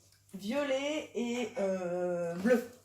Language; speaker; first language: French; native; French